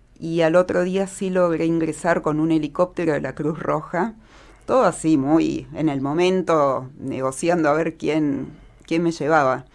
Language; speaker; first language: Spanish; early bilingual, other home language; Hebrew